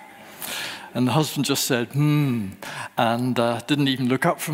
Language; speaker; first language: English; native; English